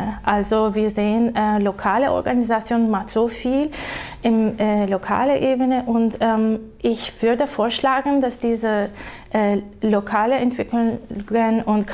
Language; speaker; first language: German; non-native, fluent; Turkish